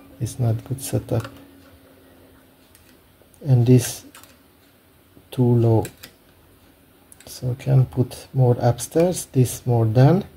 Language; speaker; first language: English; non-native, learner; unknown